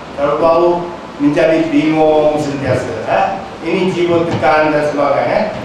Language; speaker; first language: Malay; non-native, local second language; Chinese